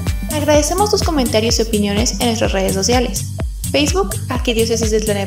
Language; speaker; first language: Spanish; native; Spanish